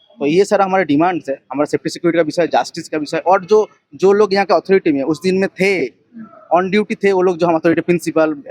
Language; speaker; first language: Hindi; non-native, local second language; Bangla